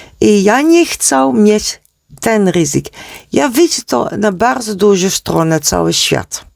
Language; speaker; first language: Polish; non-native, learner; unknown